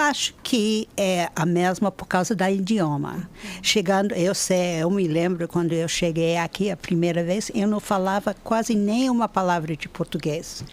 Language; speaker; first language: Portuguese; non-native, fluent; English